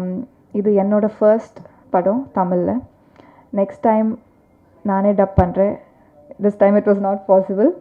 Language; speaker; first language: Tamil; non-native, learner; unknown